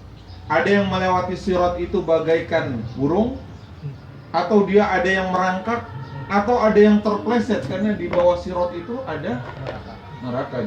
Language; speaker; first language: Indonesian; native; Indonesian